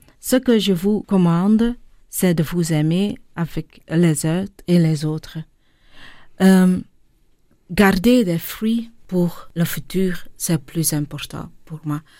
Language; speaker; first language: French; non-native, local second language; Dutch